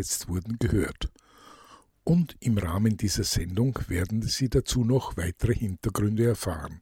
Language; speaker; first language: German; native; German